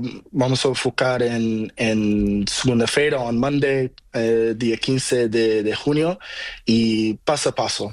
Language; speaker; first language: Spanish; non-native, learner; Portuguese